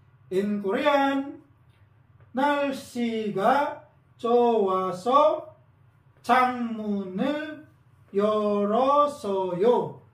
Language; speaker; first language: Korean; non-native, learner; Filipino